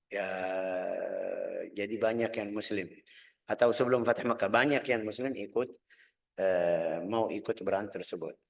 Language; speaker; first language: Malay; non-native, fluent; Arabic